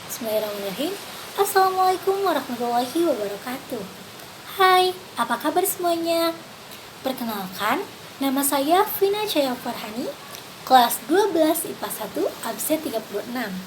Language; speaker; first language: Indonesian; native; Indonesian